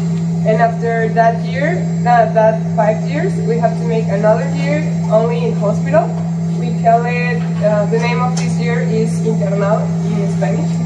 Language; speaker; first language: English; non-native, learner; Spanish